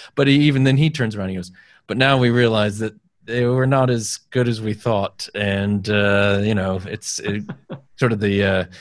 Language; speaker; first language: English; native; English